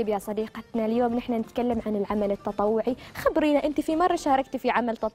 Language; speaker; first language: Arabic; native; Arabic